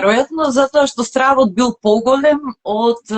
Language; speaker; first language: Macedonian; native; Macedonian